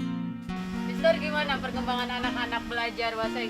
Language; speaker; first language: Indonesian; native; Indonesian